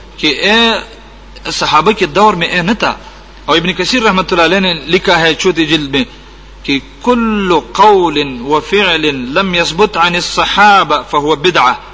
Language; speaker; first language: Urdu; non-native, local second language; Pashto